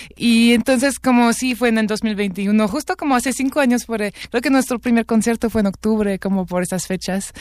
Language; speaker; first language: Spanish; non-native, fluent; French